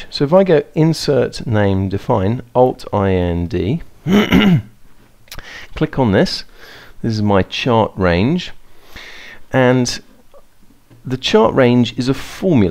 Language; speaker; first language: English; native; English